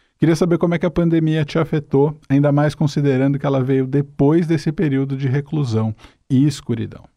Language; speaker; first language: Portuguese; native; Portuguese